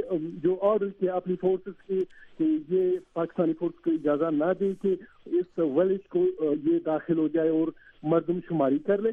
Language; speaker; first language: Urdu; non-native, learner; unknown